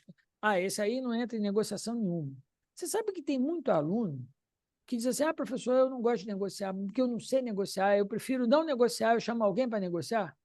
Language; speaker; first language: Portuguese; native; Portuguese